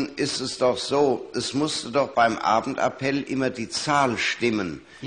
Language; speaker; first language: German; native; German